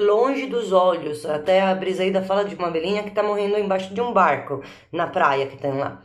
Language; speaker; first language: Portuguese; native; Portuguese